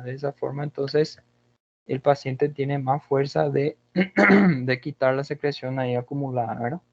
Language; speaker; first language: Spanish; non-native, fluent; Portuguese